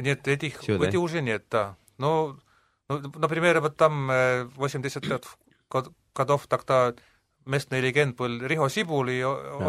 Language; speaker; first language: Russian; non-native, local second language; Estonian